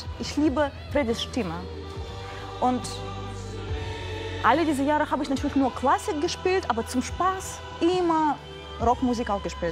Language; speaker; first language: German; non-native, fluent; Russian